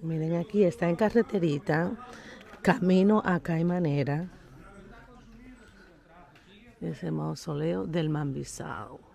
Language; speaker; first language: Spanish; native; Spanish